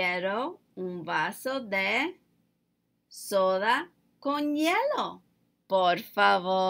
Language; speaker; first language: Spanish; non-native, learner; English